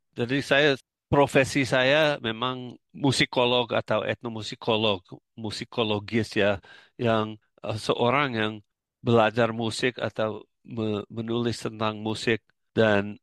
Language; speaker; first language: Indonesian; non-native, fluent; English